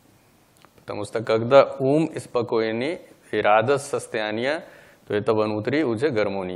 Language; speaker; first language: Russian; non-native, learner; Hindi